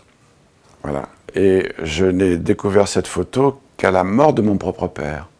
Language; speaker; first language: French; native; French